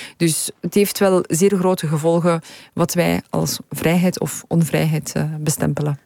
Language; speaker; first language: Dutch; early bilingual, other home language; Polish